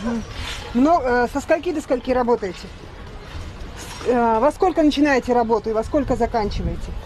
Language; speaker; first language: Russian; native; Russian